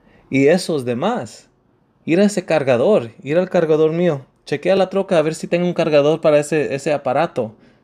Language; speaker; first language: Spanish; early bilingual, heritage; Spanish